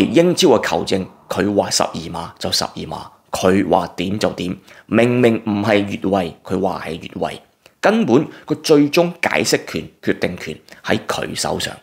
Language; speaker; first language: Cantonese; native; Cantonese